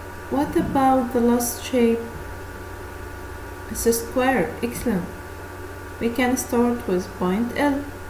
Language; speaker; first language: English; non-native, fluent; Arabic